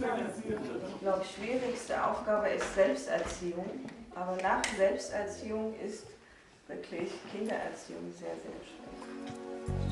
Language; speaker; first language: German; non-native, fluent; Persian